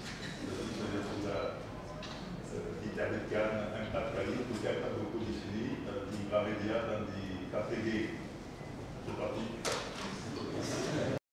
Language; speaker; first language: Indonesian; non-native, fluent; French